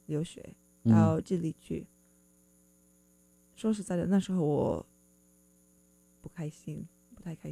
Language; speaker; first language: Chinese; non-native, fluent; English